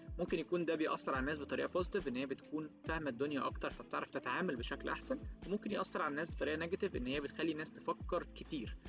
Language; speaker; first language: Arabic; native; Arabic